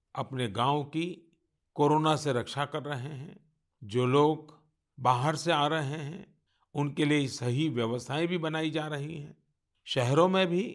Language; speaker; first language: Hindi; non-native, local second language; Gujarati